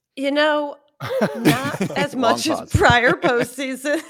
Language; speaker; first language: English; native; English